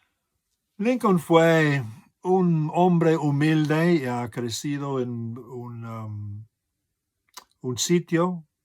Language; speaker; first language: Spanish; non-native, fluent; English